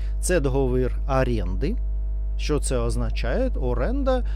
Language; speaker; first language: Ukrainian; non-native, learner; Russian